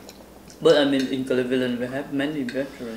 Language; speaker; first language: English; non-native, learner; Vietnamese